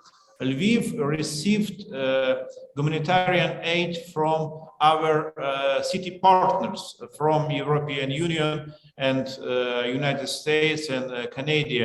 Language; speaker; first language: English; non-native, learner; Ukrainian